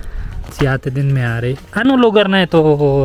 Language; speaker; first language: Filipino; non-native, learner; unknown